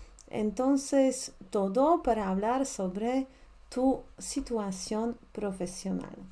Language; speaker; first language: Spanish; non-native, fluent; Polish